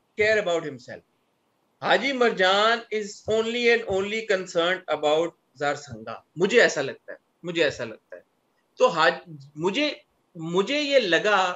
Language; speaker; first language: Urdu; non-native, local second language; Punjabi